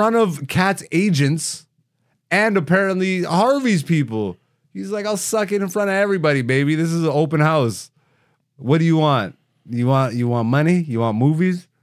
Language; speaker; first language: English; native; English